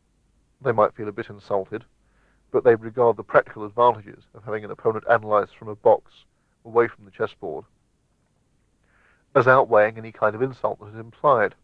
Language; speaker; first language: English; native; English